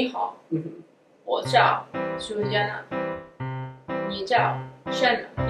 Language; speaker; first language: Chinese; non-native, learner; Portuguese